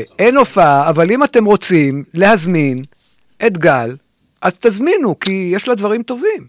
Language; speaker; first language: Hebrew; native; Hebrew